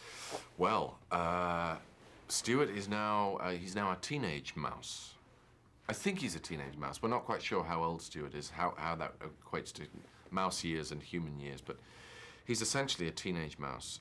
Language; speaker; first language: English; native; English